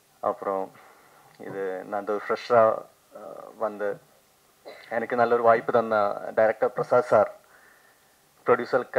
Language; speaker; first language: Tamil; non-native, learner; Malayalam